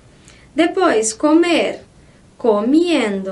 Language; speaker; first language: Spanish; non-native, fluent; Portuguese